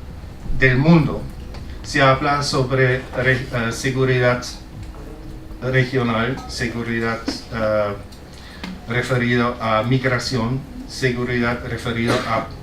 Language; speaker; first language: Spanish; non-native, fluent; German